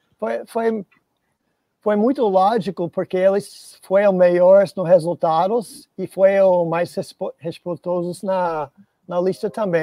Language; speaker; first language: Portuguese; non-native, fluent; English